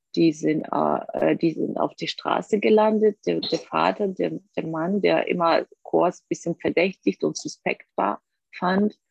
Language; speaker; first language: German; non-native, fluent; Georgian